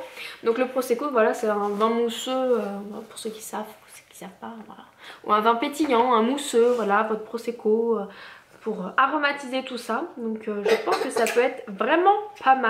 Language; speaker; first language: French; native; French